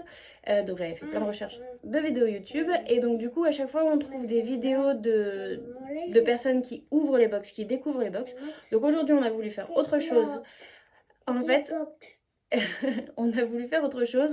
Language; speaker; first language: French; native; French